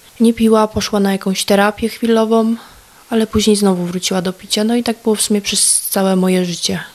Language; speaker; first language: Polish; native; Polish